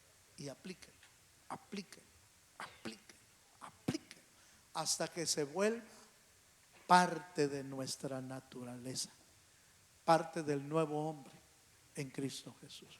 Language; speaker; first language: Spanish; native; Spanish